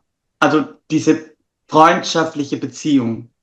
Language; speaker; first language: German; non-native, fluent; Italian